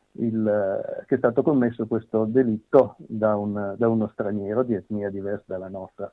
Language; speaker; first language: Italian; native; Italian